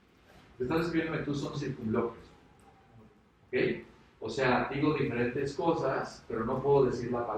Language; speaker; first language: Spanish; native; Spanish